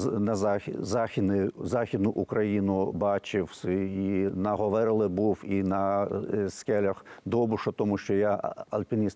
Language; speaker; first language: Ukrainian; non-native, fluent; Lithuanian